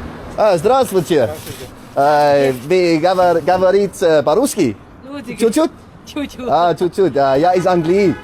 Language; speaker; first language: Russian; non-native, learner; English